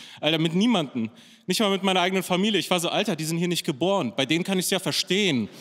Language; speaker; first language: German; early bilingual, other home language; Persian